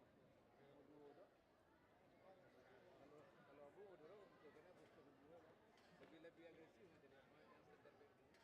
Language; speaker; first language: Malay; non-native, local second language; Minangkabau